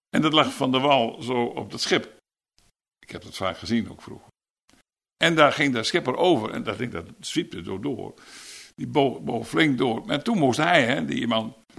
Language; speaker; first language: Dutch; native; Dutch